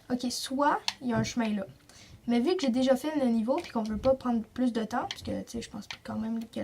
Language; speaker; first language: French; native; French